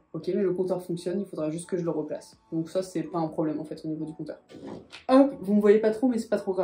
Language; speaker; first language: French; native; French